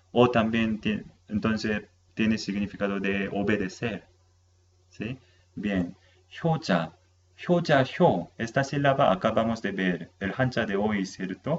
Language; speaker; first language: Spanish; non-native, fluent; Korean